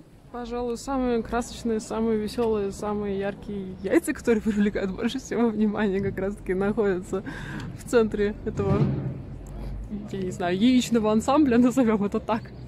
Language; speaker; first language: Russian; native; Russian